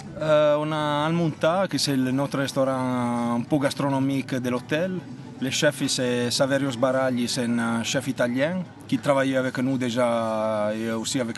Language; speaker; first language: French; non-native, fluent; Italian